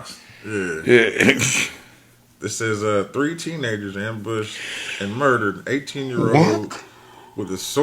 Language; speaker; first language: English; native; English